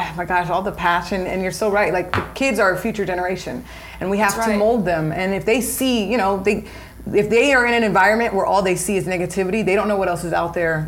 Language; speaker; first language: English; native; English